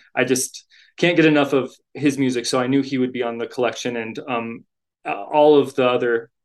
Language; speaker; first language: English; native; English